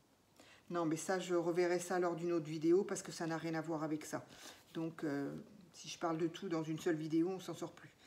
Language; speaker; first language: French; native; French